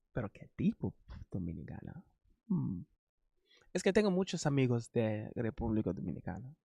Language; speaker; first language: Spanish; non-native, learner; English